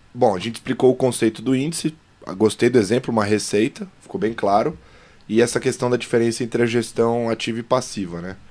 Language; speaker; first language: Portuguese; native; Portuguese